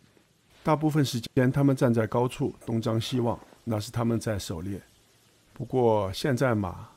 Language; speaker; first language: Chinese; native; Chinese